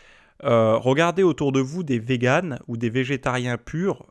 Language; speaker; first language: French; native; French